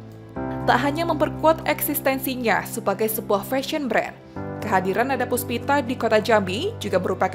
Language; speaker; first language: Indonesian; native; Indonesian